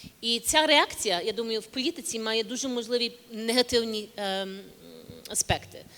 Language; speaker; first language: Ukrainian; early bilingual, heritage; English